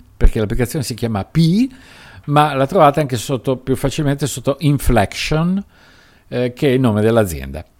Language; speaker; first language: Italian; native; Italian